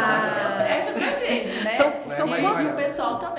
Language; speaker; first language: Portuguese; native; Portuguese